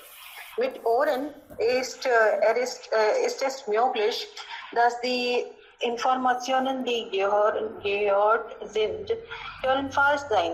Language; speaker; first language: German; non-native, learner; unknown